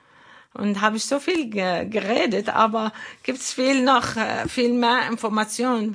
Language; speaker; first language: German; non-native, learner; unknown